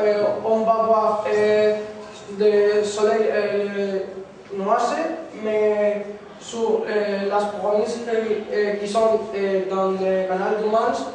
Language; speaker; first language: French; non-native, learner; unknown